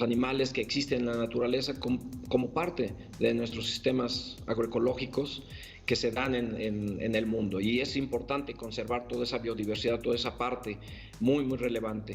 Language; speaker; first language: Spanish; native; Spanish